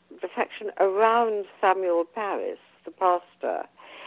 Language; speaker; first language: English; native; English